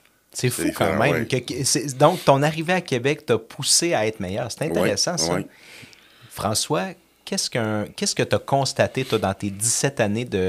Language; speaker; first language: French; native; French